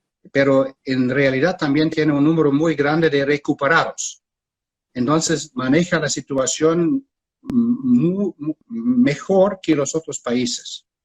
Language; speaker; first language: Spanish; non-native, fluent; German